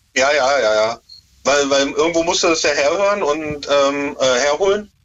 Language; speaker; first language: German; native; German